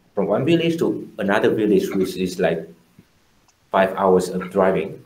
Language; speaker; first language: English; non-native, fluent; Vietnamese